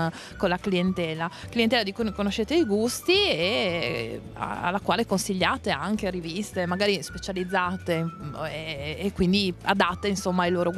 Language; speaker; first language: Italian; native; Italian